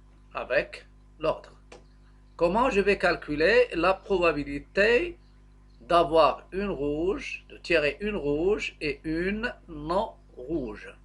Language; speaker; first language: French; non-native, local second language; Arabic